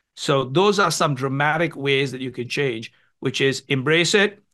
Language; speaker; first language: English; non-native, local second language; Gujarati